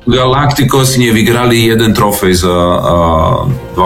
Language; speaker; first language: Polish; non-native, learner; Serbian